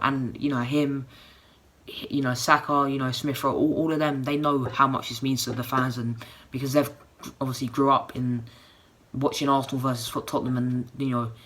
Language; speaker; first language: English; native; English